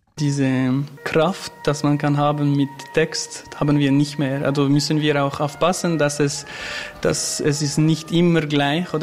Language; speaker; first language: German; non-native, local second language; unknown